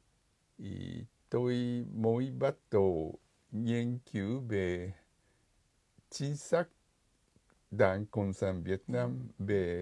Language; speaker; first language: Vietnamese; non-native, fluent; Japanese